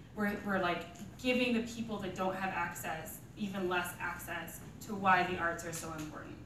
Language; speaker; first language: English; native; English